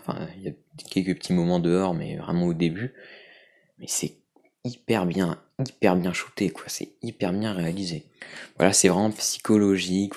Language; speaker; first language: French; native; French